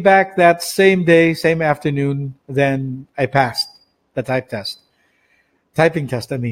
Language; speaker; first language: English; non-native, local second language; Cebuano